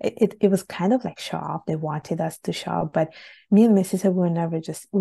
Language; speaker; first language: English; non-native, fluent; Italian